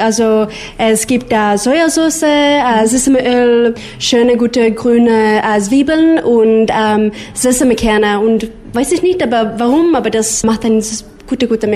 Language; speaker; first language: German; non-native, learner; English